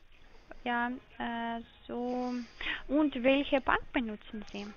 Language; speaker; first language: German; non-native, learner; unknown